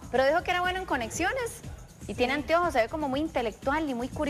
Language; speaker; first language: Spanish; native; Spanish